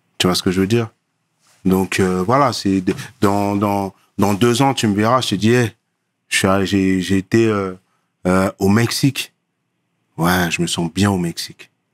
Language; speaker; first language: French; early bilingual, other home language; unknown